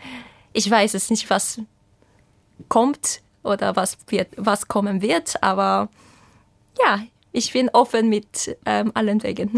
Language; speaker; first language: German; non-native, fluent; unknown